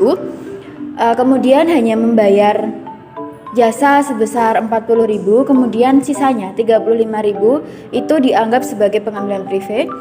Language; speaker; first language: Indonesian; native; Indonesian